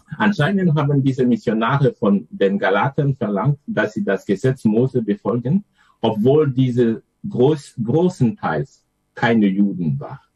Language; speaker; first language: German; non-native, fluent; French